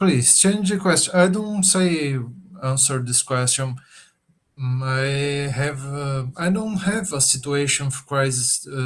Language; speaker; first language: English; non-native, learner; Portuguese